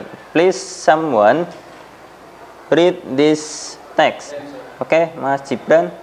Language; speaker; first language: English; non-native, fluent; Indonesian